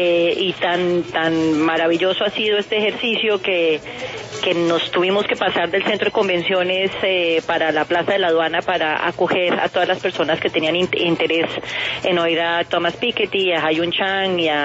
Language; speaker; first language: Spanish; native; Spanish